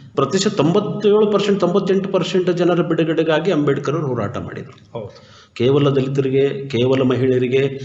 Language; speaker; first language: Kannada; native; Kannada